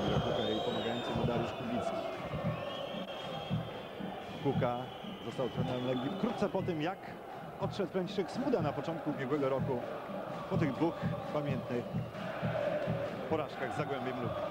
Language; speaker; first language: Polish; native; Polish